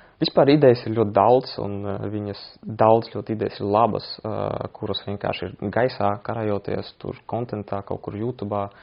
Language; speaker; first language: Latvian; non-native, local second language; Russian